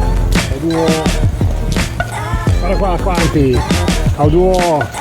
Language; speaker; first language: Italian; non-native, learner; Chinese